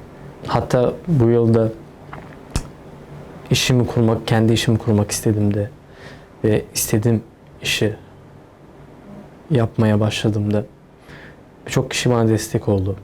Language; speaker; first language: Turkish; early bilingual, other home language; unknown